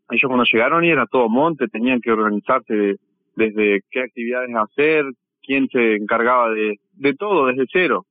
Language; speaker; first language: Spanish; native; Spanish